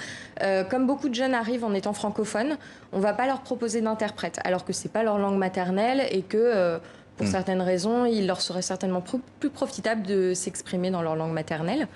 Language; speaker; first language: French; native; French